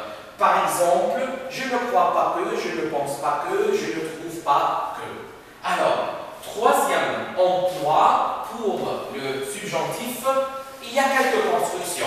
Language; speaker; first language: French; non-native, fluent; Arabic